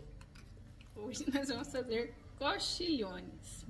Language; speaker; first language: Portuguese; native; Portuguese